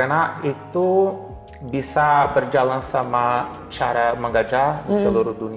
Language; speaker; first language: Indonesian; non-native, learner; Portuguese